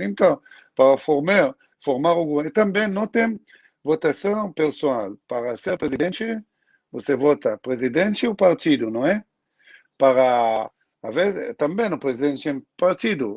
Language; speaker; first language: Portuguese; non-native, learner; Hebrew